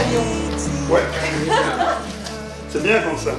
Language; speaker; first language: French; non-native, learner; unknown